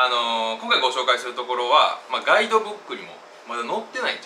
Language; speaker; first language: Japanese; native; Japanese